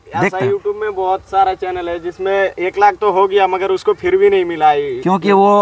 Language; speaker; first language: Hindi; non-native, local second language; Bangla